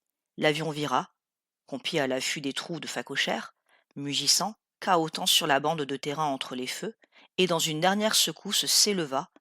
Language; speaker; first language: French; native; French